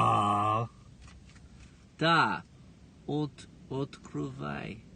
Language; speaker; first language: Russian; non-native, learner; English